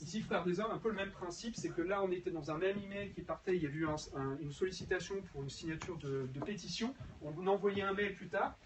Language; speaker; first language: French; native; French